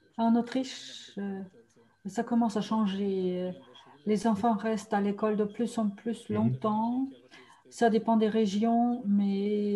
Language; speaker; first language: French; non-native, fluent; German